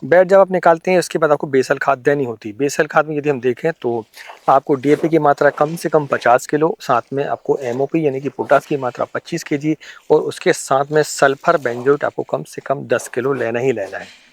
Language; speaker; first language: Hindi; native; Hindi